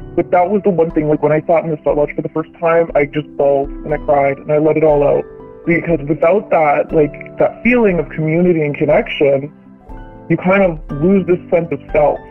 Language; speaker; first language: English; native; English